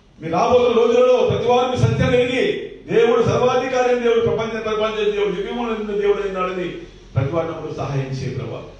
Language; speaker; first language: Telugu; native; Telugu